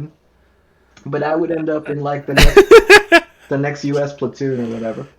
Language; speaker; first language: English; native; English